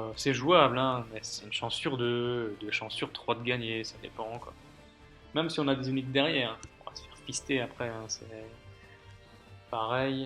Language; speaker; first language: French; native; French